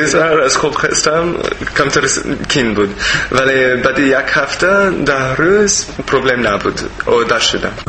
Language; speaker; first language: Persian; non-native, learner; English